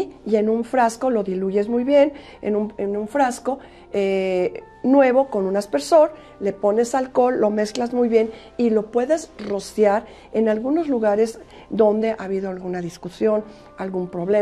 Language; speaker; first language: Spanish; native; Spanish